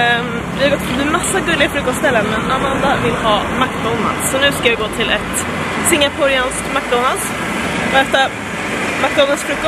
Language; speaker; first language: Swedish; native; Swedish